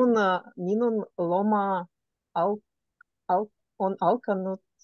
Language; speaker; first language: Finnish; non-native, learner; Russian